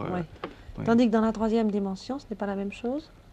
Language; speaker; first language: French; native; French